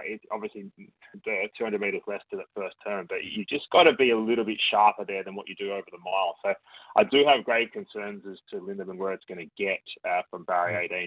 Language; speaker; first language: English; native; English